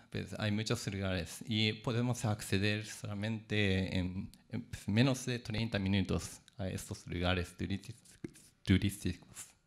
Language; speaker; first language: Spanish; non-native, fluent; Japanese